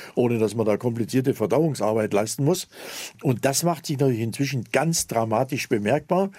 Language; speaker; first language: German; native; German